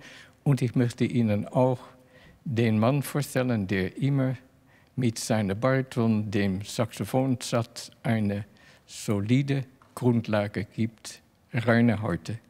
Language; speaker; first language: German; non-native, fluent; Dutch